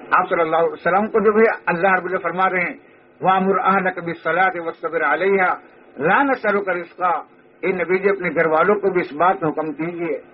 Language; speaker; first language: Urdu; native; Urdu